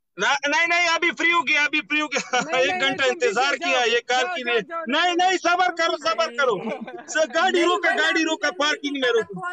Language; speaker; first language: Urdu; non-native, local second language; Pashto